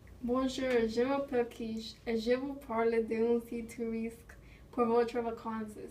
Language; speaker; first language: French; non-native, learner; English